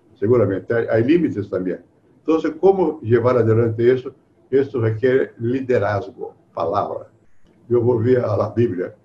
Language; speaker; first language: Spanish; non-native, fluent; Portuguese